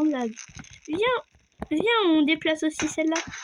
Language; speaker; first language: French; native; French